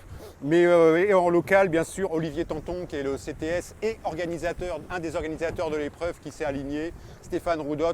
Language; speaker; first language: French; native; French